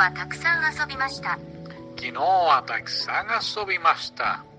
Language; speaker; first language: Japanese; non-native, learner; English